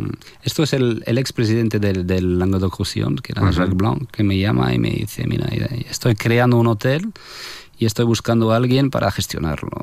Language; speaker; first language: Spanish; non-native, fluent; French